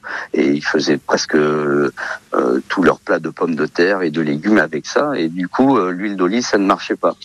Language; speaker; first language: French; early bilingual, other home language; Portuguese